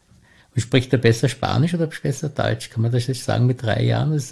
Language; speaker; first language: German; native; German